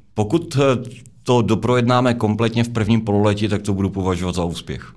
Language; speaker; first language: Czech; native; Czech